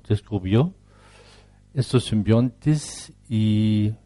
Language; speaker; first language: Spanish; non-native, fluent; German